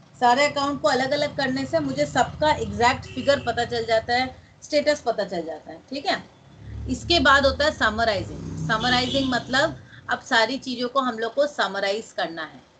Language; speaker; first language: Hindi; non-native, local second language; Bangla